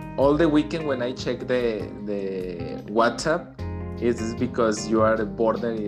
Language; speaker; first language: English; non-native, learner; Spanish